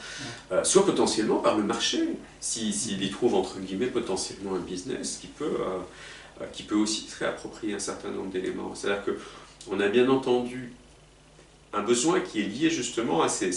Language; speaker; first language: French; native; French